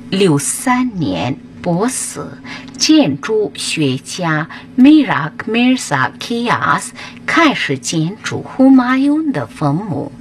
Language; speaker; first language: Chinese; non-native, fluent; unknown